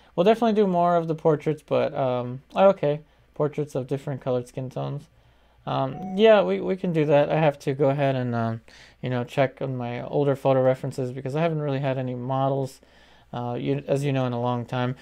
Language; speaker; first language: English; early bilingual, other home language; Spanish